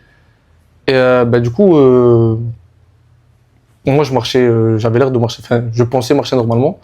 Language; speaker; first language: French; native; French